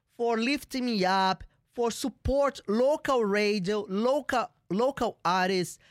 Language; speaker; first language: English; non-native, fluent; Portuguese